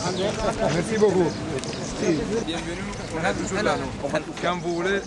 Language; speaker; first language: French; non-native, local second language; Arabic